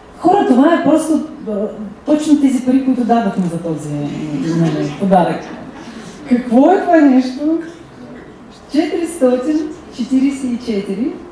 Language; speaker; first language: Bulgarian; early bilingual, heritage; Bulgarian